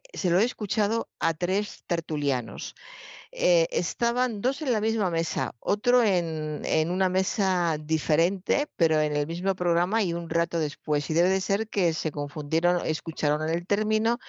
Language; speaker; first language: Spanish; native; Spanish